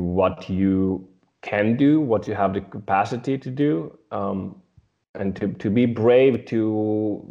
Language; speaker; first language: English; non-native, fluent; Swedish